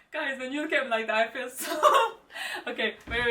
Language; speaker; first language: English; non-native, fluent; Turkish